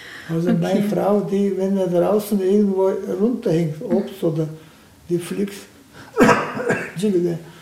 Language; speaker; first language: German; non-native, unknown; Turkish